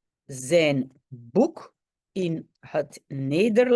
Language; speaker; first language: Dutch; non-native, local second language; French